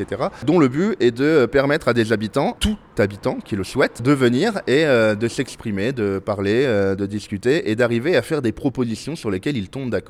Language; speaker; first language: French; native; French